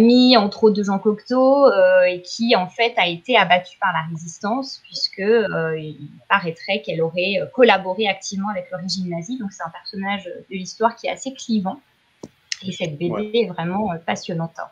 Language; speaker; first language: French; native; French